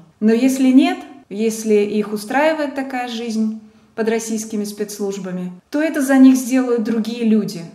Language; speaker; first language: Russian; non-native, local second language; Georgian